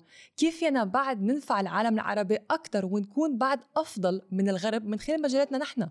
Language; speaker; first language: Arabic; native; Arabic